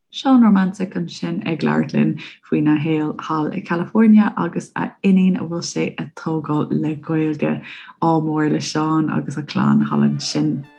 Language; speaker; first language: Irish; non-native, local second language; English